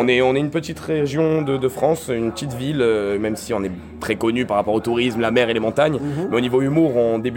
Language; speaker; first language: French; native; French